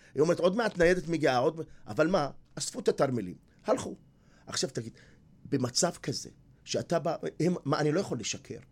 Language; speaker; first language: Hebrew; non-native, local second language; Arabic